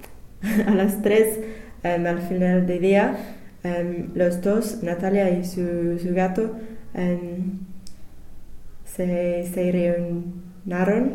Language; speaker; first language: Spanish; non-native, learner; English